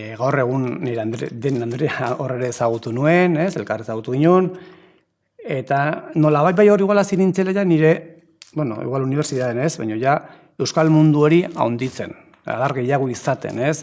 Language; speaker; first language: Basque; non-native, local second language; Spanish